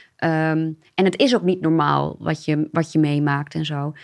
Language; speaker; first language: Dutch; native; Dutch